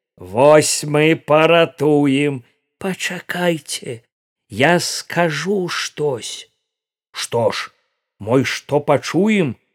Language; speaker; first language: Belarusian; native; Belarusian